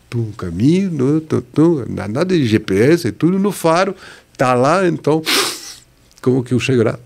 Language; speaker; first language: Portuguese; non-native, fluent; French